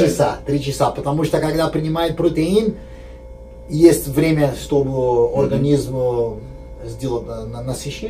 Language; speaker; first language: Russian; non-native, fluent; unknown